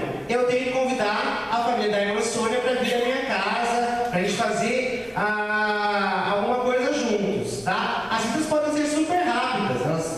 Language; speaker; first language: Portuguese; native; Portuguese